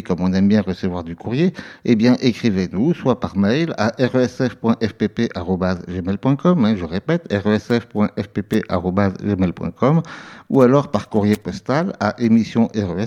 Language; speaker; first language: French; native; French